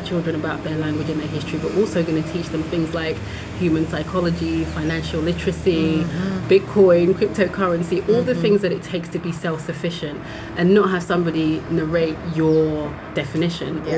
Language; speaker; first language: English; native; English